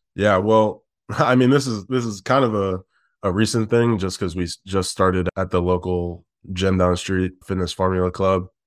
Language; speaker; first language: English; native; English